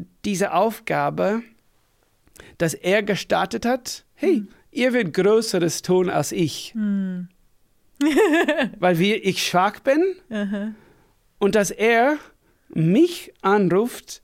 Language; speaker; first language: German; non-native, fluent; English